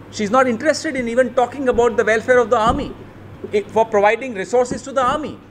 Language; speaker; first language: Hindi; native; Hindi